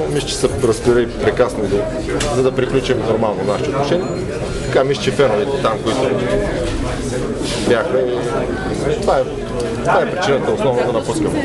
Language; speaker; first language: Bulgarian; native; Bulgarian